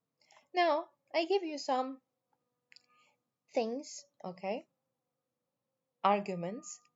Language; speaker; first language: English; non-native, fluent; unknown